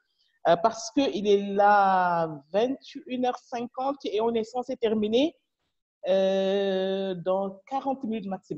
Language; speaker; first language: French; non-native, local second language; Wolof